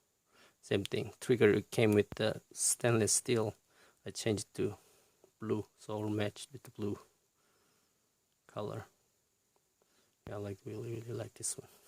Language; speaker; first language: English; non-native, fluent; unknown